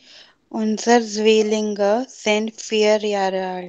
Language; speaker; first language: German; non-native, learner; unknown